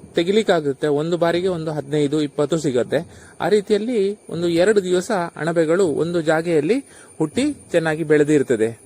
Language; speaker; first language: Kannada; non-native, local second language; Konkani